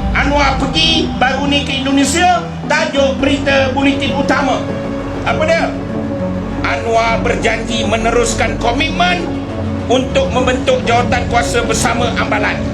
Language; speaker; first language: Malay; native; Malay